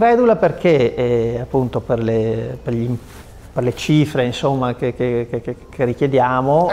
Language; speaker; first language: Italian; native; Italian